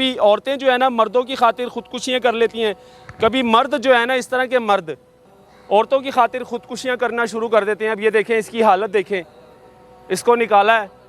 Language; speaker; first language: Urdu; non-native, local second language; Punjabi